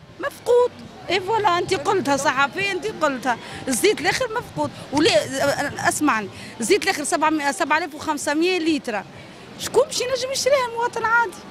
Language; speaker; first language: Arabic; native; Arabic